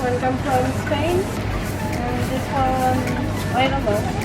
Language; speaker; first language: English; non-native, learner; French